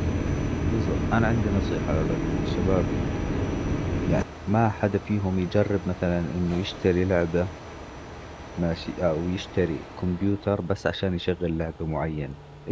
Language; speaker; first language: Arabic; native; Arabic